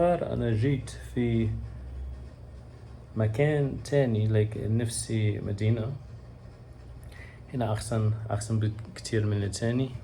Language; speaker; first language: Arabic; non-native, learner; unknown